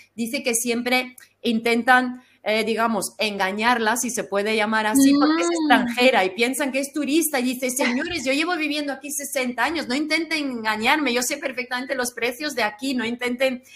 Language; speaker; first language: Spanish; non-native, fluent; German